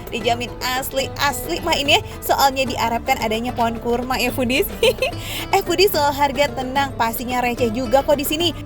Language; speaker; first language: Indonesian; native; Indonesian